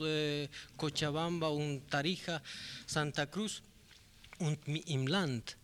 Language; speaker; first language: German; non-native, learner; Spanish